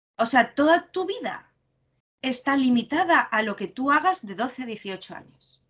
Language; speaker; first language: Spanish; native; Spanish